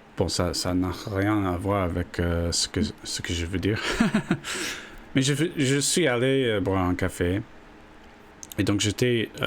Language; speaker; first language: French; non-native, learner; English